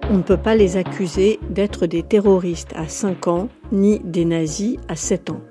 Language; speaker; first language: French; native; French